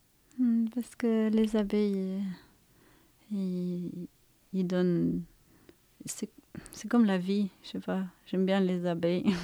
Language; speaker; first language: French; non-native, fluent; Romanian